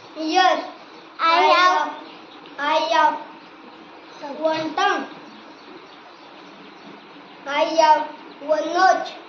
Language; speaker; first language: English; non-native, learner; Marathi